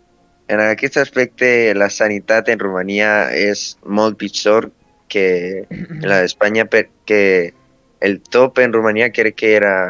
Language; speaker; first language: Catalan; early bilingual, other home language; Romanian